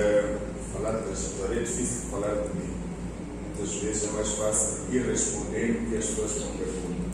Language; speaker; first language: Portuguese; non-native, local second language; Tsonga